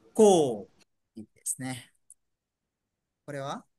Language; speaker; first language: Japanese; non-native, fluent; Malay